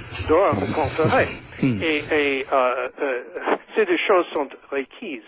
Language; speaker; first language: French; non-native, fluent; English